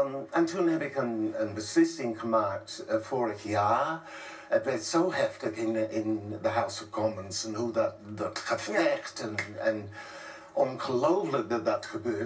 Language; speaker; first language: Dutch; non-native, fluent; English